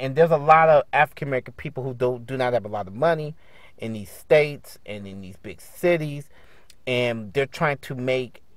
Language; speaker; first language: English; native; English